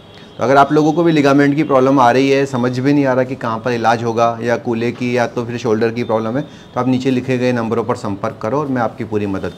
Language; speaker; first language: Hindi; native; Hindi